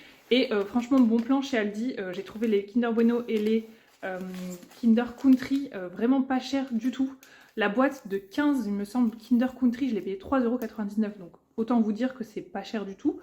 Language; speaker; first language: French; native; French